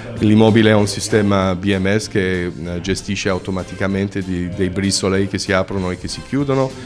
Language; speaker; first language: Italian; non-native, fluent; Romanian